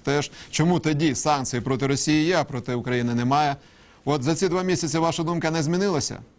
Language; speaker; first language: Ukrainian; native; Ukrainian